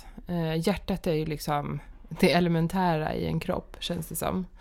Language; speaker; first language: Swedish; native; Swedish